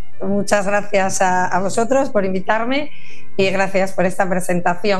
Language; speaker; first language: Spanish; native; Spanish